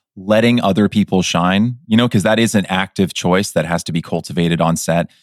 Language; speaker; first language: English; native; English